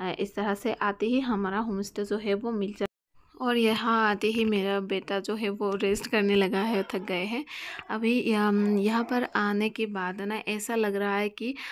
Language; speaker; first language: Hindi; non-native, local second language; Bangla